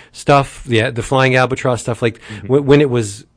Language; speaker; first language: English; early bilingual, other home language; Italian